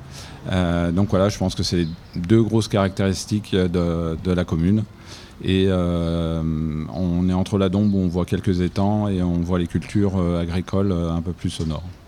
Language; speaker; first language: French; native; French